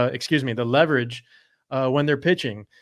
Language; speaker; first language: English; native; English